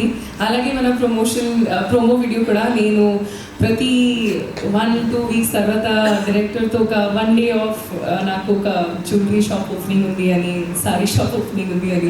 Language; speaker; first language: Telugu; non-native, local second language; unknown